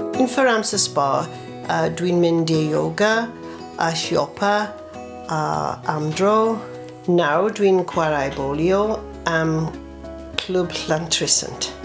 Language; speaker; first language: Welsh; non-native, learner; English